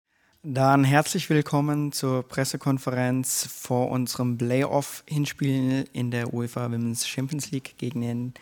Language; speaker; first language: German; native; German